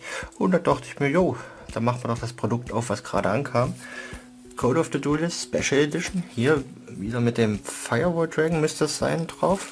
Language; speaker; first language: German; native; German